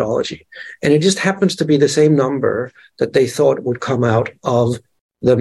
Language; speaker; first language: English; non-native, fluent; Danish